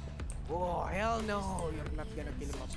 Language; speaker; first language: English; non-native, learner; Filipino